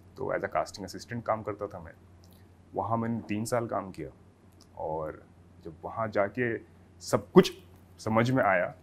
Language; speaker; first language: Hindi; native; Hindi